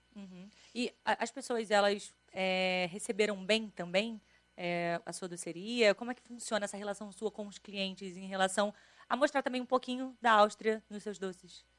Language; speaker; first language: Portuguese; native; Portuguese